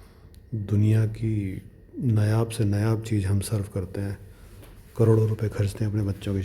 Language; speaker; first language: Hindi; native; Hindi